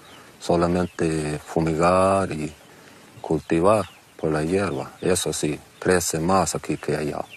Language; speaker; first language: Spanish; non-native, local second language; Plautdietsch